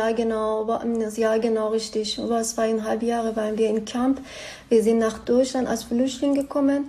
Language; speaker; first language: German; non-native, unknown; Persian